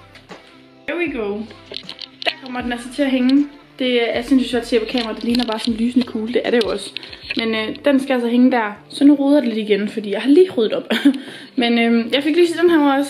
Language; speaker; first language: Danish; native; Danish